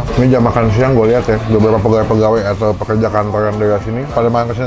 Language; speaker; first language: Indonesian; native; Indonesian